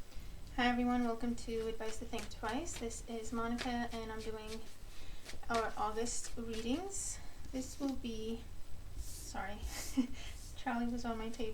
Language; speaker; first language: English; native; English